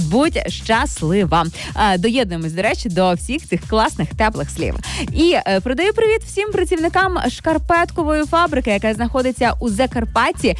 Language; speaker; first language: Ukrainian; native; Ukrainian